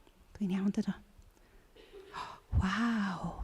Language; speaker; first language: Welsh; native; Welsh